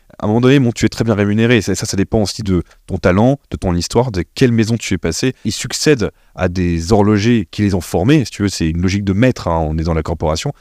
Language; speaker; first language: French; native; French